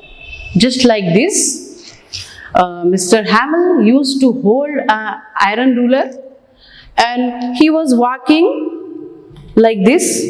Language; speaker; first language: English; non-native, local second language; Hindi